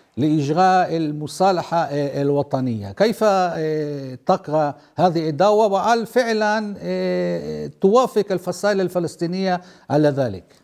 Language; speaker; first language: Arabic; non-native, local second language; Hebrew